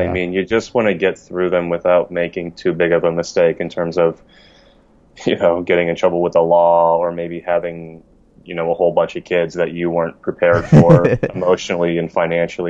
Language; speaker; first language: English; native; English